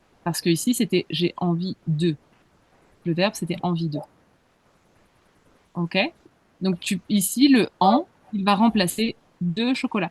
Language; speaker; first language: French; native; French